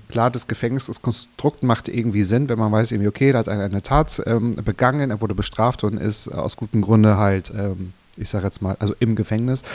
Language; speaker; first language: German; native; German